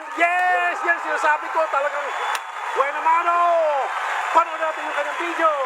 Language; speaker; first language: Filipino; native; Filipino